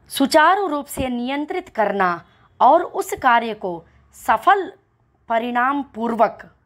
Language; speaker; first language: Hindi; non-native, local second language; Telugu